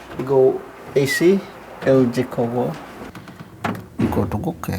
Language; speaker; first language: Korean; non-native, learner; English